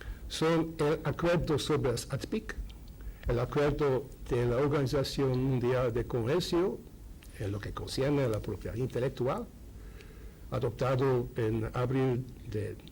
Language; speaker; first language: Spanish; non-native, fluent; Hungarian